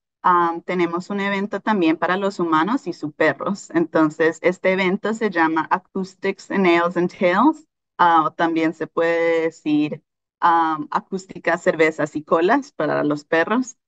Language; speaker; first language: Spanish; early bilingual, heritage; Spanish